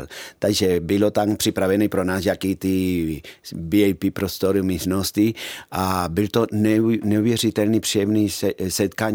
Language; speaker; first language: Czech; non-native, fluent; Spanish